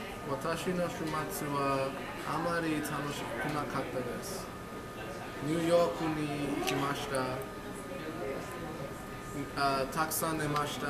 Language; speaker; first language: Japanese; non-native, learner; English